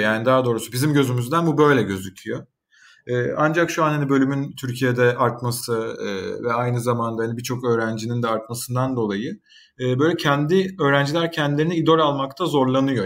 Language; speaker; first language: Turkish; native; Turkish